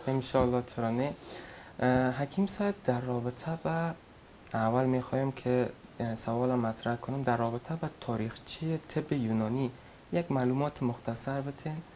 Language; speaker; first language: Persian; native; Persian